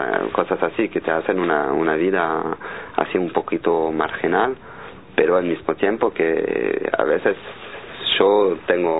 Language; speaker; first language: Spanish; non-native, fluent; French